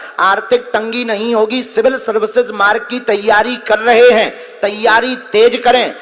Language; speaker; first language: Hindi; native; Hindi